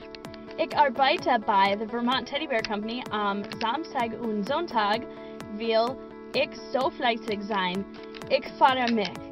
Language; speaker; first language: German; non-native, learner; English